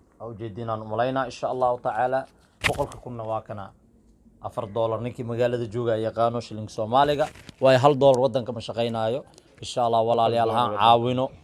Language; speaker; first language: Somali; native; Somali